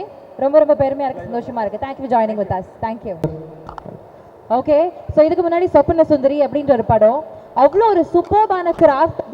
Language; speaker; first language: Tamil; native; Tamil